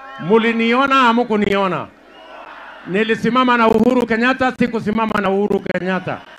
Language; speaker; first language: Swahili; non-native, local second language; Kalenjin